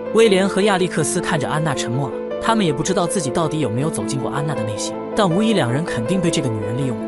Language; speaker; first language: Chinese; native; Chinese